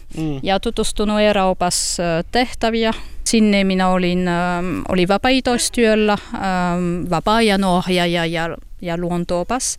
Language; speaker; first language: Finnish; non-native, learner; French